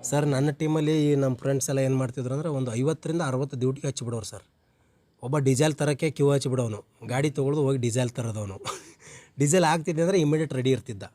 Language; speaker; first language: Kannada; native; Kannada